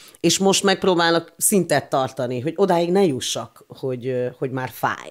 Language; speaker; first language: Hungarian; non-native, fluent; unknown